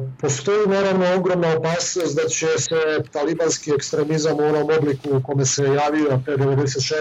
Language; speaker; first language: Serbian; native; Serbian